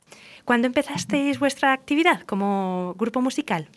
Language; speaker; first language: Spanish; native; Spanish